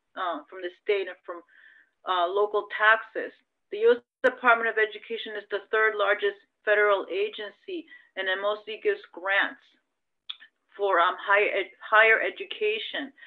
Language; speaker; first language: English; native; English